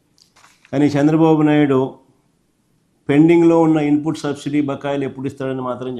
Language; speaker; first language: Telugu; native; Telugu